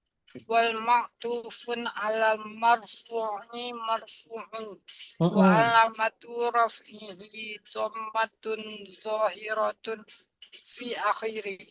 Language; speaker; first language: Arabic; non-native, learner; Indonesian